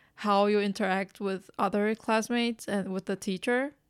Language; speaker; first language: English; non-native, fluent; Chinese